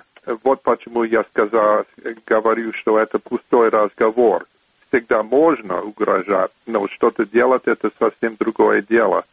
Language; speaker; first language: Russian; non-native, fluent; English